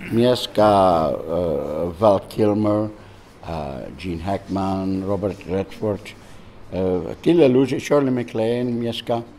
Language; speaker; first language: Polish; non-native, learner; Dutch